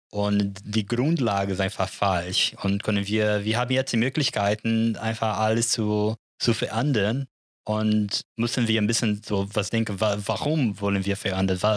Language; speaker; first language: German; non-native, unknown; Portuguese